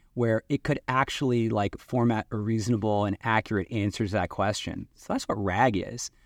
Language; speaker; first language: English; native; English